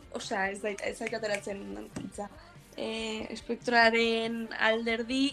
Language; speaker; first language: Basque; non-native, local second language; Spanish